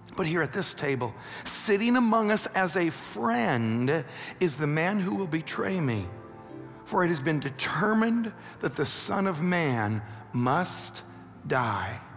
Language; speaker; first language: English; native; English